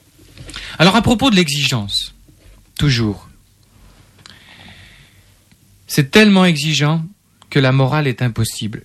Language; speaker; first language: French; native; French